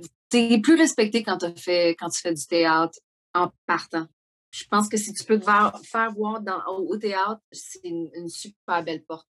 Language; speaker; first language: French; native; French